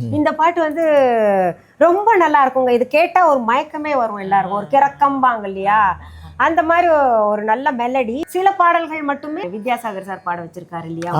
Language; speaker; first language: Tamil; non-native, local second language; Hindi